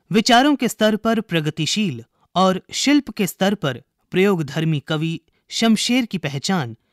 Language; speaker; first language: Hindi; native; Hindi